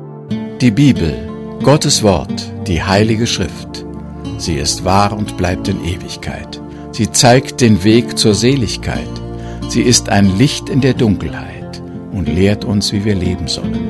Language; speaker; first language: German; native; German